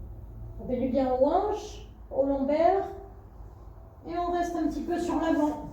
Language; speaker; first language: French; native; French